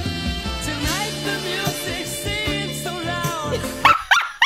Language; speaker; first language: English; native; English